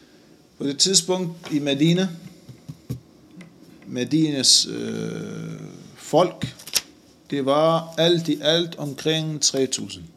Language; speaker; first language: Danish; non-native, fluent; Arabic